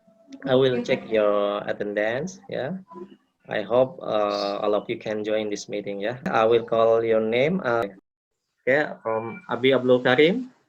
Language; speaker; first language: English; non-native, local second language; Indonesian